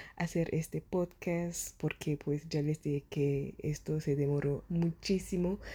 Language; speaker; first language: Spanish; non-native, fluent; German